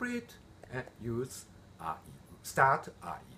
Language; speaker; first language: English; non-native, learner; Japanese